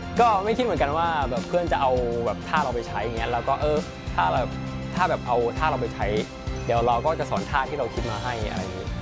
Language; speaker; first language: Thai; native; Thai